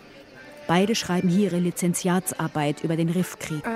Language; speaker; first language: German; native; German